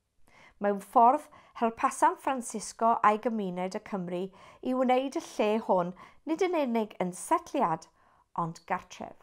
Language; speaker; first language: Welsh; non-native, fluent; English